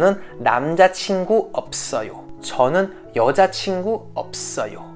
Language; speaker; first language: Korean; non-native, fluent; French